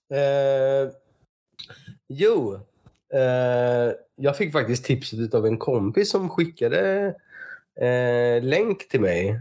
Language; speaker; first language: Swedish; early bilingual, other home language; Persian